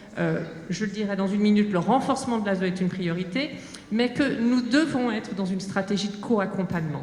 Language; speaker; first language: French; native; French